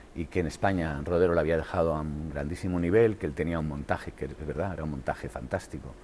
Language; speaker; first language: Spanish; native; Spanish